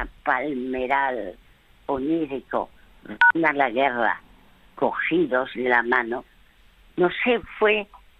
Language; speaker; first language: Spanish; early bilingual, other home language; French